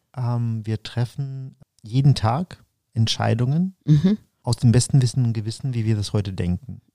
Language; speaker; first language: German; non-native, fluent; Ukrainian